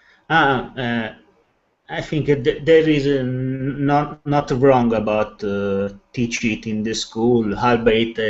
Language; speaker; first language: English; non-native, learner; Italian